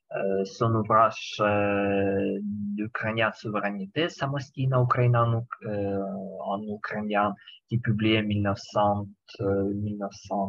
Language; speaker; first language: French; non-native, learner; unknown